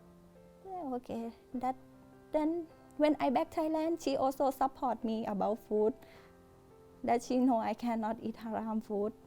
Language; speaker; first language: English; non-native, learner; Thai